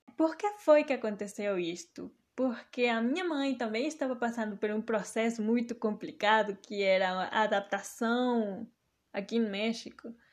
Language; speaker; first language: Portuguese; early bilingual, heritage; Portuguese